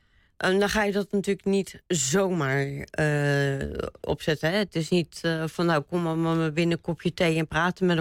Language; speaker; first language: Dutch; native; Dutch